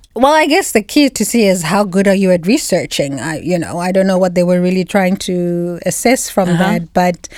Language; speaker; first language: English; non-native, local second language; Shona